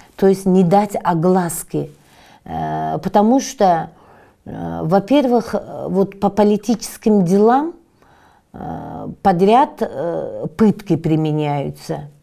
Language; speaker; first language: Russian; non-native, local second language; Tajik